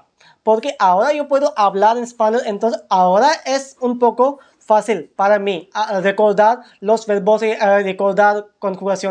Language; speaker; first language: Spanish; non-native, learner; Hindi